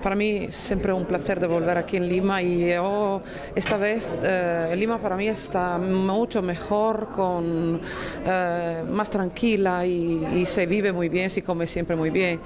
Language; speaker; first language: Spanish; non-native, fluent; Italian